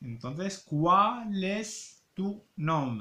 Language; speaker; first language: Spanish; non-native, fluent; Arabic